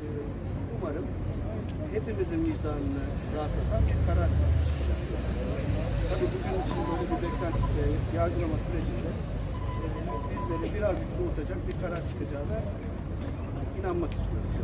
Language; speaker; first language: Turkish; native; Turkish